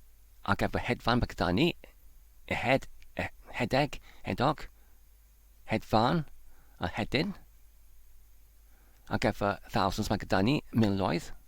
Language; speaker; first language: Welsh; non-native, fluent; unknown